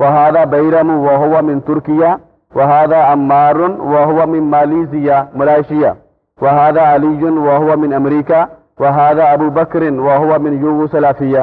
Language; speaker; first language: Arabic; non-native, fluent; Urdu